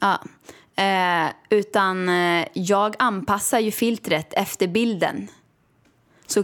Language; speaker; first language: Swedish; native; Swedish